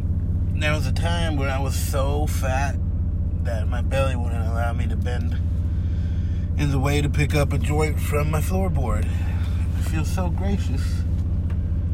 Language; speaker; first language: English; native; English